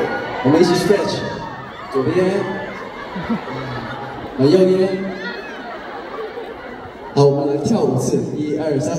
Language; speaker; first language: Chinese; early bilingual, heritage; English